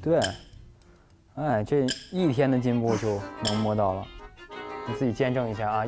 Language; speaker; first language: Chinese; native; Chinese